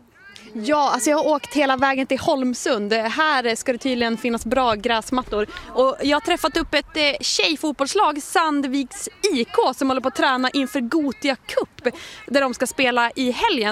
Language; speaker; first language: Swedish; native; Swedish